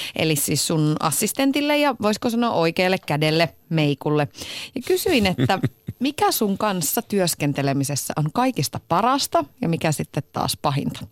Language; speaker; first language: Finnish; native; Finnish